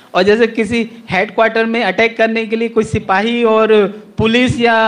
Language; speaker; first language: Hindi; native; Hindi